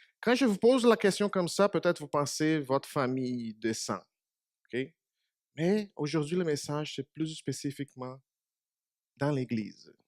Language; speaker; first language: French; non-native, fluent; Portuguese